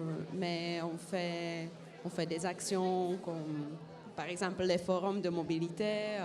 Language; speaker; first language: French; non-native, fluent; Czech